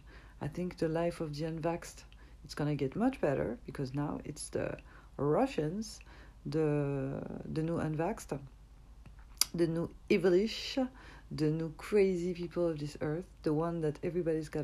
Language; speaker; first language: English; non-native, fluent; French